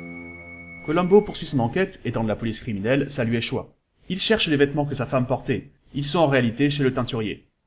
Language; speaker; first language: French; native; French